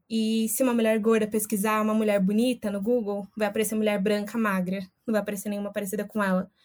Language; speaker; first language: Portuguese; native; Portuguese